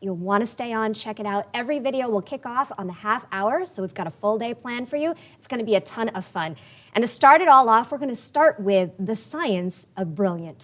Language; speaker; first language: English; native; English